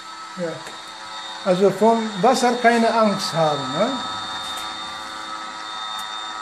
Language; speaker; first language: German; non-native, learner; Turkish